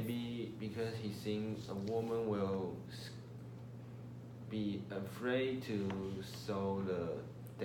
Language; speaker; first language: English; non-native, learner; Chinese